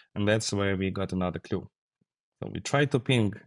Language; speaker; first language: English; non-native, fluent; Russian